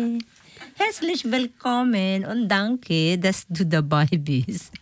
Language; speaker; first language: German; non-native, learner; Filipino